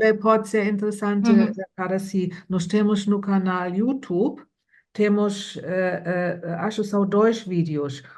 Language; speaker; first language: Portuguese; non-native, fluent; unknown